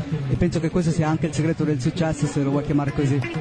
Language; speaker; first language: Italian; native; Italian